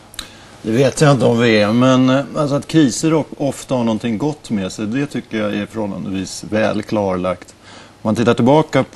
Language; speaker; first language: Swedish; native; Swedish